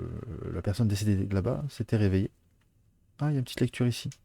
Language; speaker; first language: French; native; French